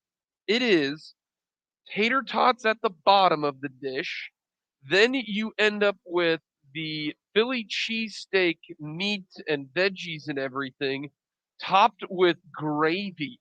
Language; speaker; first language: English; native; English